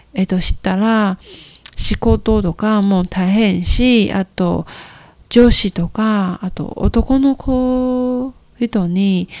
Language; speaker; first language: Japanese; non-native, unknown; Chinese